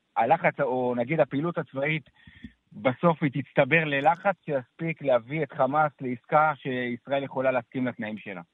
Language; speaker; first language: Hebrew; native; Hebrew